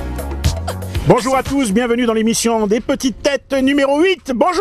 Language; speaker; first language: French; native; French